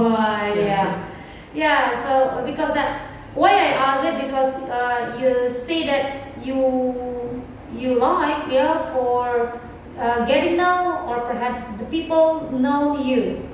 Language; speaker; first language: English; non-native, learner; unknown